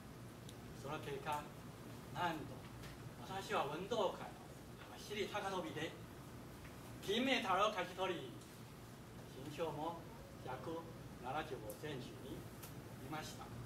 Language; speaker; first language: Japanese; non-native, fluent; Chinese